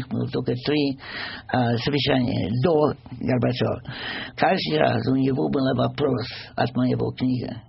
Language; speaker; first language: Russian; non-native, fluent; English